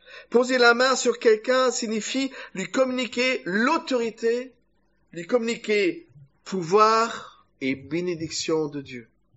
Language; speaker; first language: French; non-native, fluent; German